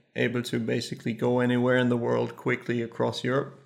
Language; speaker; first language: English; early bilingual, other home language; German